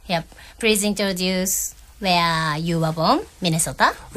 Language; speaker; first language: English; non-native, learner; Japanese